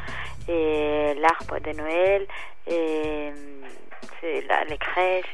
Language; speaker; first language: French; non-native, fluent; Spanish